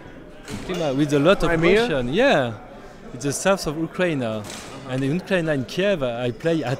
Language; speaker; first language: English; non-native, learner; French